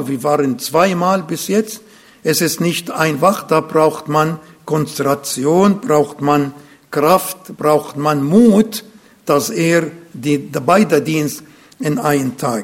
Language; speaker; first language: German; non-native, fluent; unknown